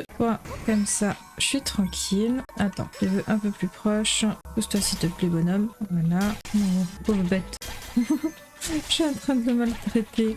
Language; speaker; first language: French; native; French